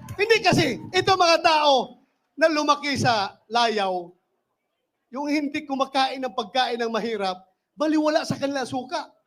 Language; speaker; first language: Filipino; non-native, local second language; Cebuano